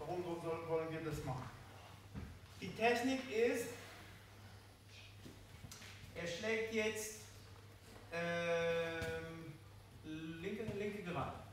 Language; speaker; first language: German; non-native, fluent; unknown